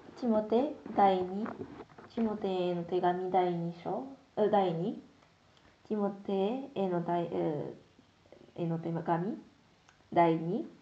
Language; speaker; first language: Japanese; non-native, fluent; Korean